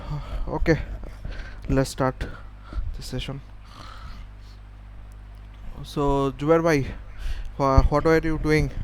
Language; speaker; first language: English; non-native, fluent; Bangla